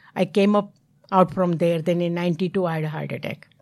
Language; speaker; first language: English; non-native, local second language; Gujarati